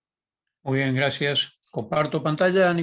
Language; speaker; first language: Spanish; native; Spanish